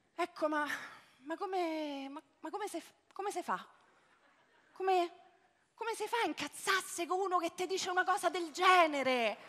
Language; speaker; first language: Italian; native; Italian